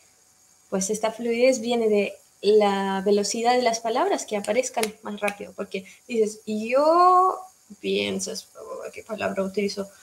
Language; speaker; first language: Spanish; non-native, fluent; Russian